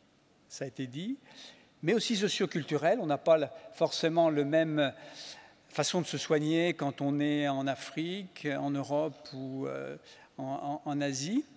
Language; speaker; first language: French; native; French